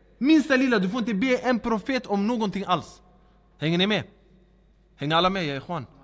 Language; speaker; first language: Swedish; early bilingual, other home language; Arabic